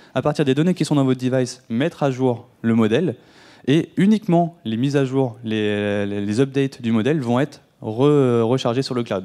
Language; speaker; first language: French; native; French